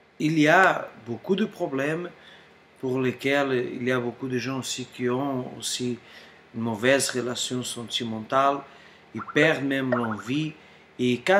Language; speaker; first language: French; non-native, fluent; Portuguese